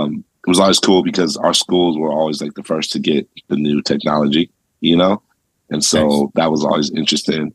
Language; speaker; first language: English; native; English